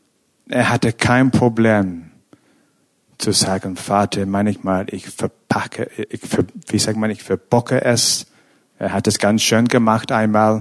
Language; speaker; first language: German; non-native, fluent; English